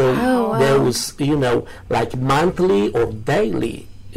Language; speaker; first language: English; non-native, learner; Romanian